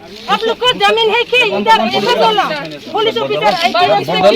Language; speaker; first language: Hindi; non-native, local second language; Khasi